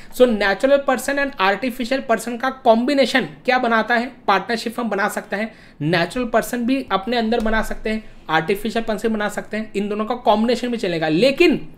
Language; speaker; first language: Hindi; native; Hindi